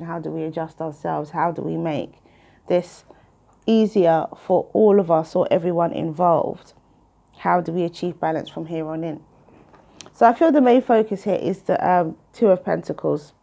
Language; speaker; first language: English; native; English